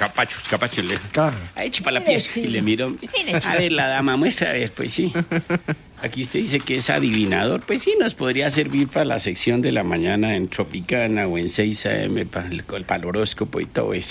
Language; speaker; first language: Spanish; native; Spanish